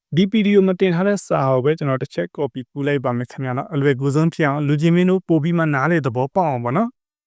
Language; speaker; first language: Burmese; native; Burmese